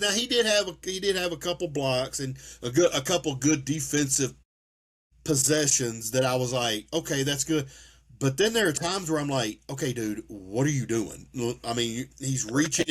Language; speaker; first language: English; native; English